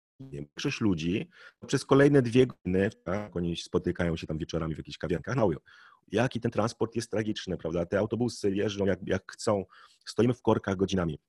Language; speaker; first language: Polish; native; Polish